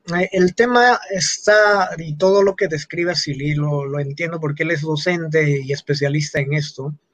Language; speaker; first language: Spanish; non-native, local second language; Quechua